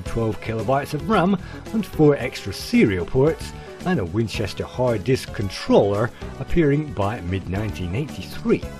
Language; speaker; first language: English; native; English